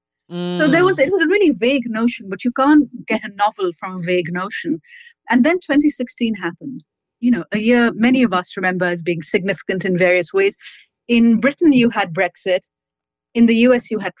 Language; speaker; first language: English; non-native, local second language; Urdu